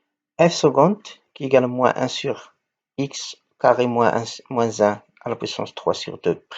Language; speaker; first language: French; non-native, local second language; Arabic